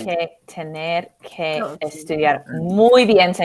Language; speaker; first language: Spanish; non-native, learner; English